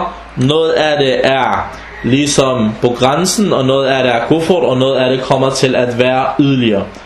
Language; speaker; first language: Danish; early bilingual, other home language; Arabic